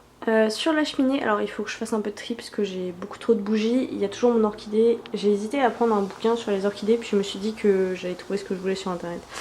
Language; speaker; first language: French; native; French